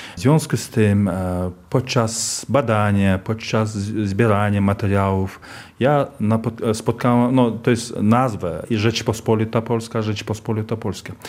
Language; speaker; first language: Polish; non-native, fluent; Kazakh